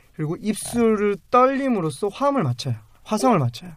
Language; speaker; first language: Korean; native; Korean